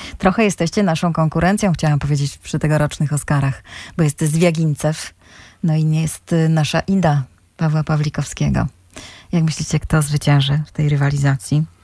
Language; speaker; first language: Polish; native; Polish